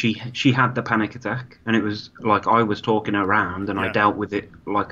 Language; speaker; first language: English; native; English